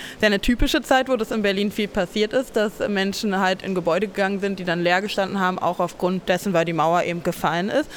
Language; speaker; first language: German; native; German